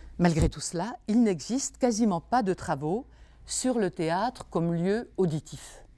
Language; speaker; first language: French; native; French